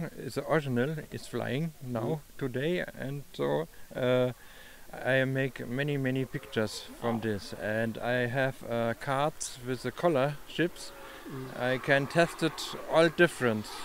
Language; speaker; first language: English; non-native, learner; German